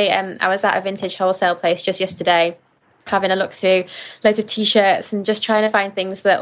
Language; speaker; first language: English; native; English